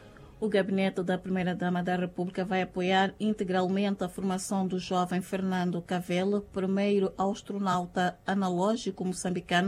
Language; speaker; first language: Portuguese; native; Portuguese